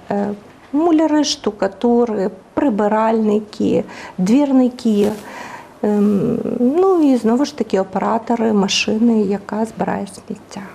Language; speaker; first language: Ukrainian; native; Ukrainian